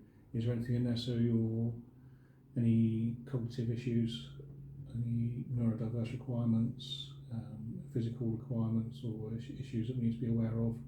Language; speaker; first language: English; native; English